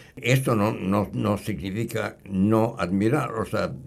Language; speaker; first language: Spanish; non-native, fluent; English